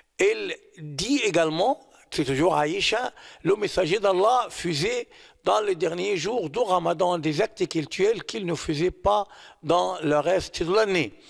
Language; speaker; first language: French; non-native, fluent; Arabic